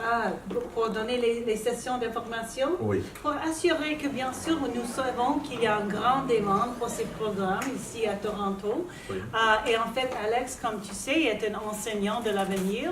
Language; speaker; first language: French; non-native, local second language; English